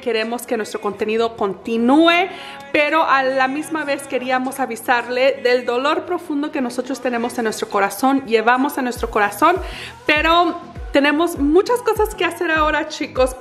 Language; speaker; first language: Spanish; native; Spanish